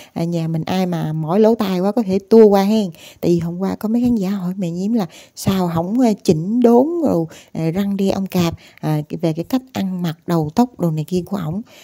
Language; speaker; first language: Vietnamese; native; Vietnamese